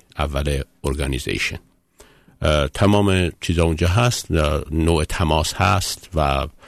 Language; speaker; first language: Persian; native; Persian